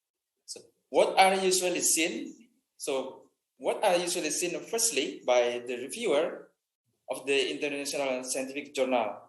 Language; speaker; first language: English; non-native, fluent; Indonesian